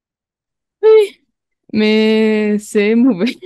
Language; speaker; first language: French; non-native, learner; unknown